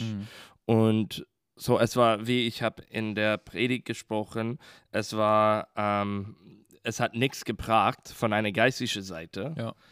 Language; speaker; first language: German; non-native, fluent; English